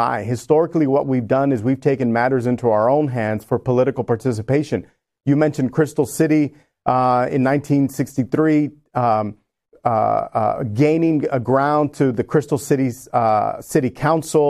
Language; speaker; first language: English; native; English